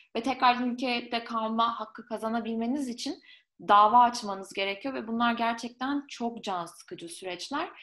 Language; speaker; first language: Turkish; native; Turkish